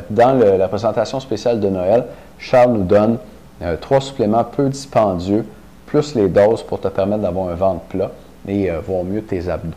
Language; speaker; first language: French; native; French